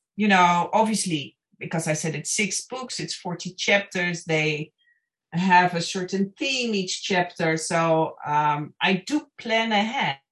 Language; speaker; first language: English; non-native, fluent; Dutch